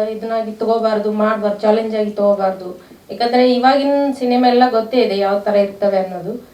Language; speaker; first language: Kannada; native; Kannada